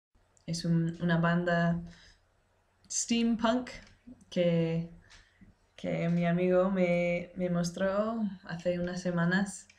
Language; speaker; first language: Spanish; non-native, learner; English